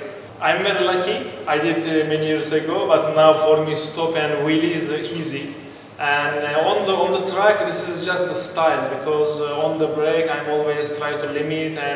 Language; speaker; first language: English; non-native, learner; Turkish